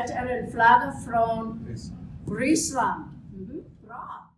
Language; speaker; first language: Swedish; non-native, fluent; English